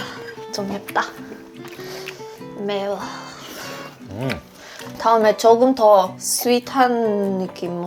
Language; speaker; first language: Korean; non-native, fluent; Swedish